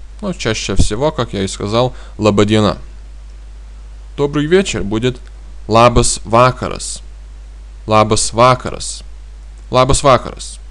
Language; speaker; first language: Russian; non-native, fluent; Lithuanian